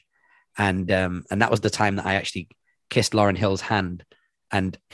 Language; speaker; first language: English; native; English